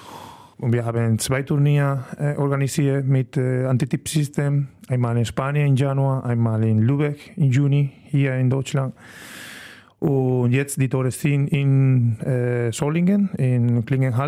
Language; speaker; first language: German; non-native, learner; Spanish